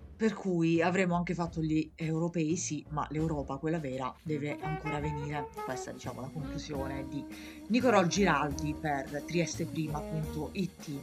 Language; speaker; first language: Italian; native; Italian